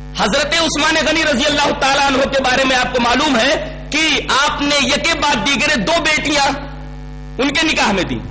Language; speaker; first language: Urdu; native; Urdu